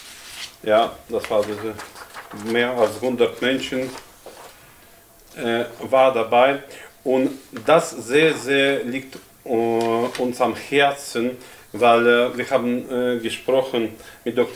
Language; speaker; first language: German; non-native, fluent; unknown